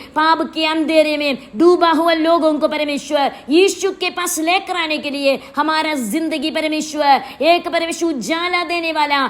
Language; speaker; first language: Hindi; non-native, local second language; Malayalam